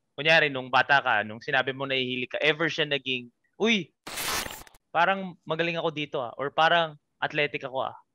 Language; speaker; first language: Filipino; native; Filipino